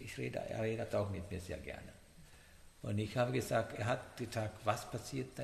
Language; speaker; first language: German; non-native, learner; Sinhala